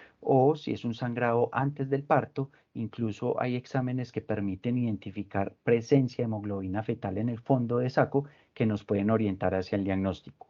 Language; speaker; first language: Spanish; native; Spanish